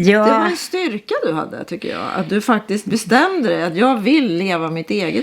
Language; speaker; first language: Swedish; native; Swedish